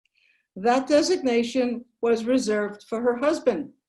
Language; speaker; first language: English; native; English